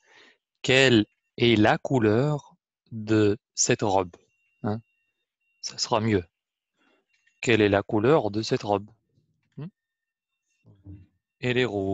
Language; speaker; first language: French; non-native, fluent; Arabic